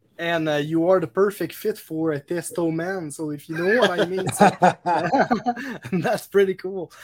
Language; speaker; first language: English; non-native, local second language; French